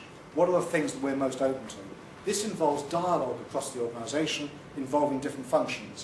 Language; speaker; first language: English; native; English